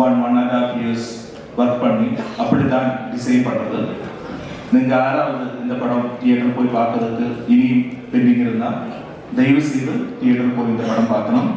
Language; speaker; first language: Tamil; non-native, learner; Malayalam